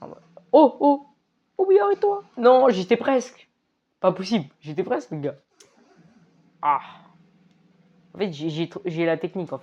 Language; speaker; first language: French; native; French